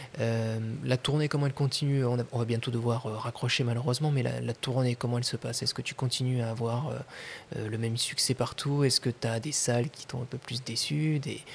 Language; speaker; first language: French; native; French